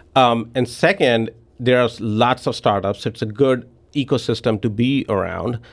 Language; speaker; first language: English; non-native, local second language; Hindi